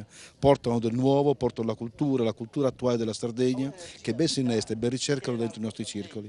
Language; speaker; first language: Italian; native; Italian